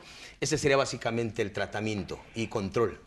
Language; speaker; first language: Spanish; native; Spanish